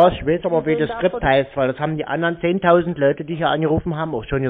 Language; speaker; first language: German; native; German